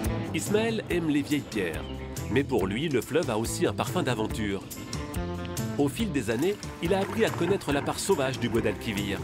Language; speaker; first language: French; native; French